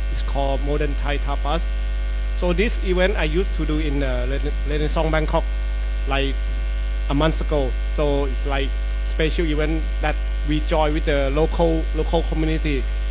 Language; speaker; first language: English; non-native, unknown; Thai